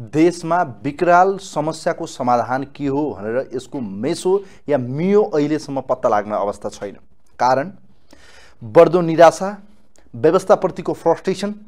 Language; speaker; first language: Nepali; native; Nepali